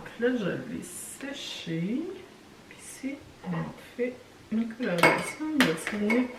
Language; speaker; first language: French; native; French